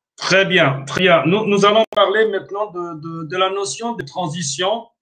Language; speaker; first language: French; non-native, local second language; Somali